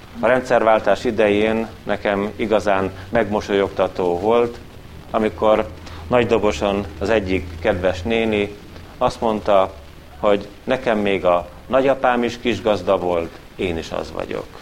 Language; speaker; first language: Hungarian; native; Hungarian